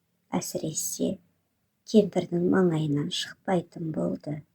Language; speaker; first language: Kazakh; native; Kazakh